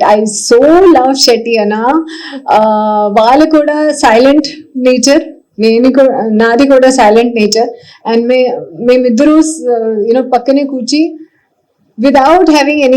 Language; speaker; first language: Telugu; non-native, learner; Hindi